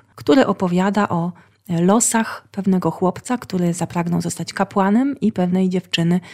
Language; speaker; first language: Polish; native; Polish